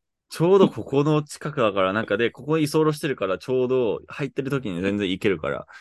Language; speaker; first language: Japanese; non-native, fluent; English